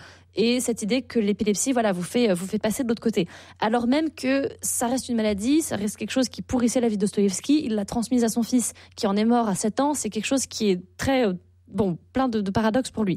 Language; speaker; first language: French; native; French